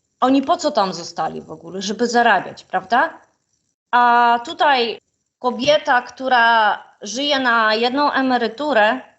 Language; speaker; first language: Polish; non-native, fluent; Ukrainian